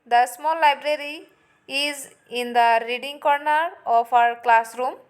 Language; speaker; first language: English; non-native, local second language; Assamese